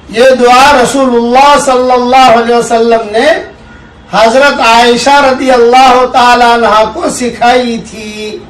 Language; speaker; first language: Urdu; native; Urdu